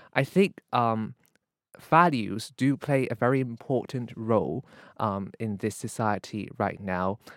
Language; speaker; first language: English; non-native, local second language; Cantonese